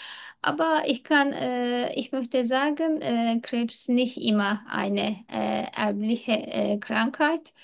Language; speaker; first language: German; non-native, learner; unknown